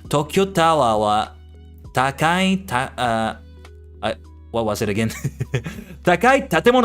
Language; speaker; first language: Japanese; non-native, learner; English